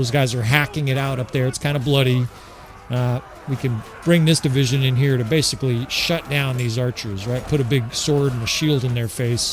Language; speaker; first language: English; native; English